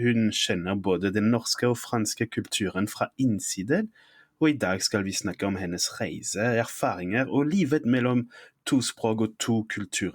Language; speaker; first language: Norwegian; non-native, fluent; French